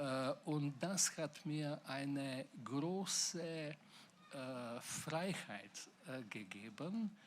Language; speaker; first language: German; non-native, fluent; Slovenian